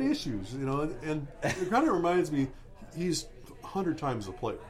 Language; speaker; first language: English; native; English